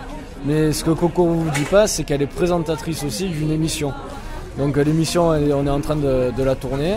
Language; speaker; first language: French; native; French